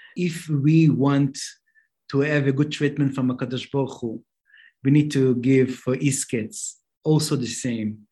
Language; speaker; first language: English; non-native, fluent; Hebrew